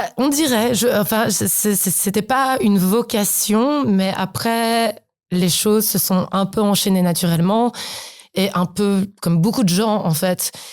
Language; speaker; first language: French; early bilingual, other home language; Polish